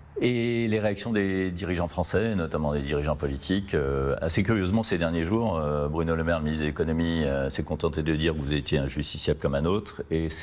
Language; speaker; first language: French; native; French